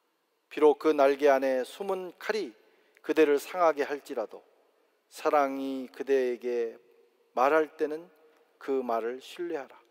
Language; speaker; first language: Korean; native; Korean